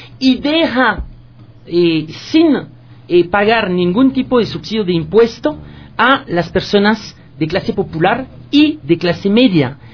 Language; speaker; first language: Spanish; non-native, fluent; French